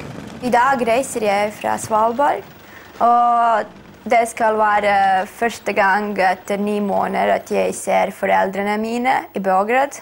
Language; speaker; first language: Norwegian; non-native, fluent; Serbian